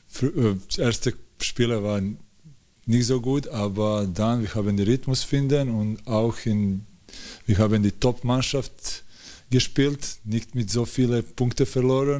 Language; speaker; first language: German; non-native, learner; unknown